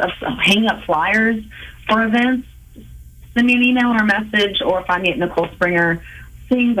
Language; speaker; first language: English; native; English